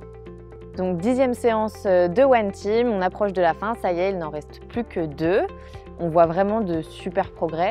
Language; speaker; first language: French; native; French